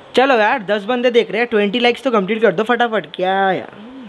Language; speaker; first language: Hindi; non-native, local second language; Bangla